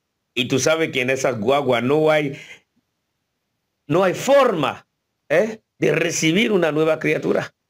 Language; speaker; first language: Spanish; non-native, fluent; Haitian Creole